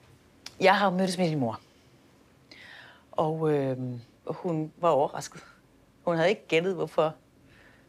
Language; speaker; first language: Danish; native; Danish